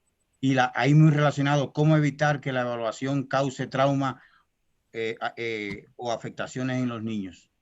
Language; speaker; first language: Spanish; native; Spanish